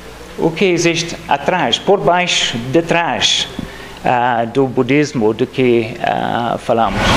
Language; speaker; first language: Portuguese; non-native, fluent; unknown